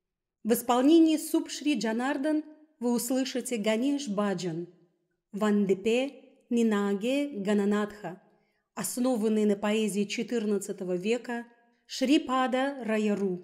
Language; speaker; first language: Russian; native; Russian